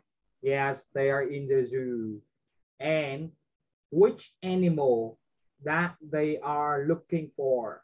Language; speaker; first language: English; non-native, fluent; Vietnamese